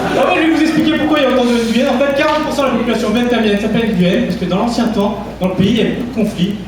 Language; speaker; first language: French; early bilingual, other home language; Vietnamese